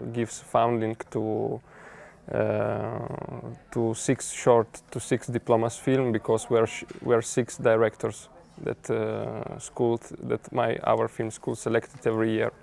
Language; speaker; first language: English; non-native, fluent; Italian